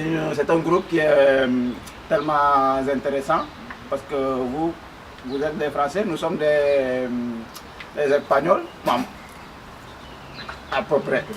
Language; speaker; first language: French; non-native, learner; Spanish